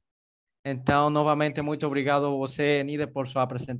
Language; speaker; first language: Portuguese; non-native, learner; Spanish